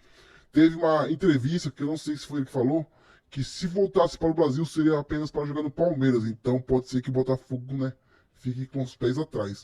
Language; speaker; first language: Portuguese; native; Portuguese